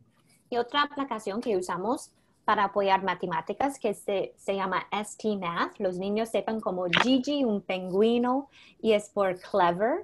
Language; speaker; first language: Spanish; non-native, fluent; English